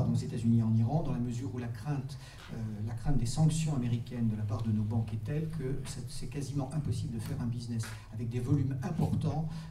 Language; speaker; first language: French; native; French